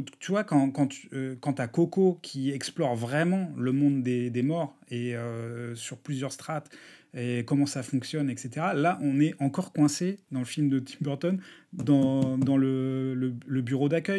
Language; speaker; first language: French; native; French